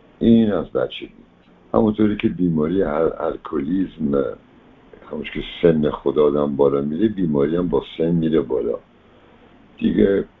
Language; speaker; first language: Persian; non-native, local second language; Italian